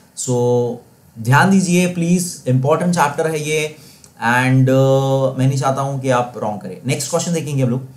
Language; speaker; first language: Hindi; non-native, local second language; Marathi